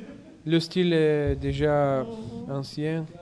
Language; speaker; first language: French; non-native, fluent; Bulgarian